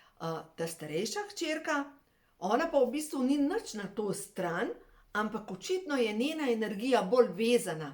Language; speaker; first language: Slovenian; native; Slovenian